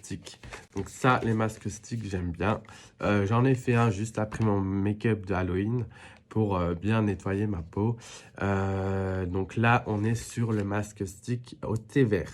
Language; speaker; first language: French; native; French